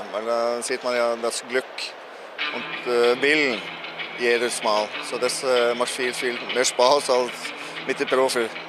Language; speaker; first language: German; non-native, fluent; Norwegian